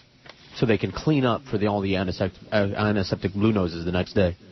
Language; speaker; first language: English; native; English